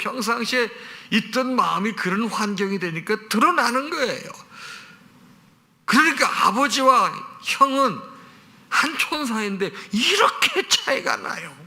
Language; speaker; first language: Korean; native; Korean